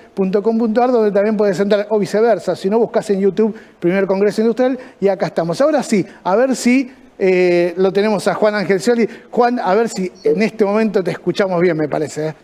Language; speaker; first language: Spanish; native; Spanish